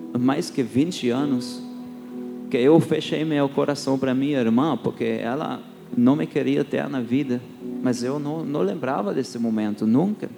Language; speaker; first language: Portuguese; non-native, fluent; German